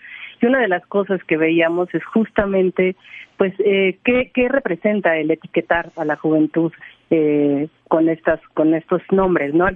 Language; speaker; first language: Spanish; native; Spanish